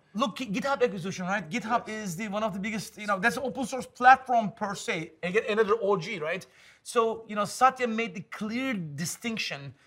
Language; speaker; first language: English; non-native, fluent; Turkish